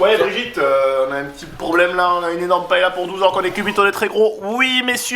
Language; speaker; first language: French; native; French